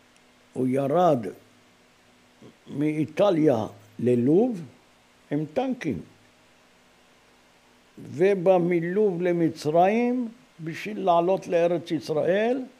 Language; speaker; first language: Hebrew; non-native, fluent; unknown